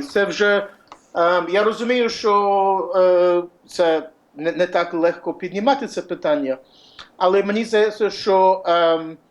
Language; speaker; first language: Ukrainian; early bilingual, heritage; Ukrainian